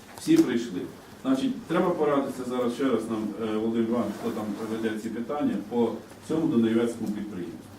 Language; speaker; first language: Ukrainian; native; Ukrainian